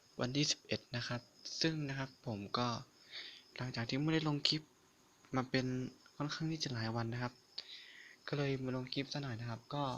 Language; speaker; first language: Thai; native; Thai